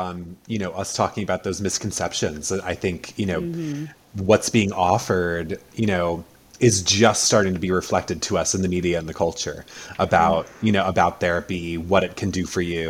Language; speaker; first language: English; native; English